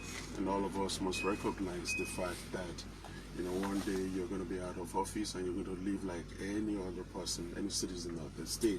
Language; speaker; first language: English; non-native, local second language; Yoruba